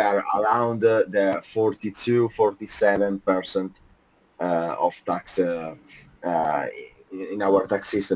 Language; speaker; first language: English; non-native, fluent; Italian